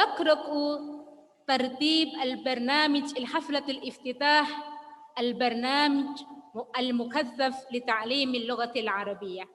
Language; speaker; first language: Arabic; non-native, fluent; Indonesian